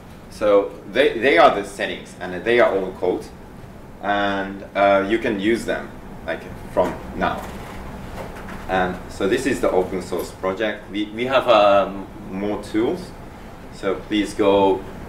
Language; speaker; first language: English; non-native, fluent; Japanese